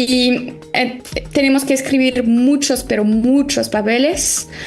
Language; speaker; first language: Spanish; non-native, fluent; French